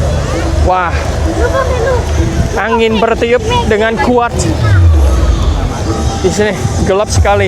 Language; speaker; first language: Indonesian; non-native, fluent; Vietnamese